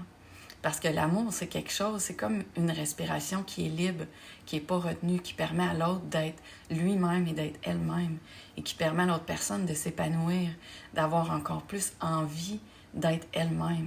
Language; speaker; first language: French; native; French